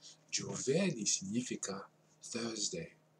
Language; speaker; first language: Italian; non-native, learner; English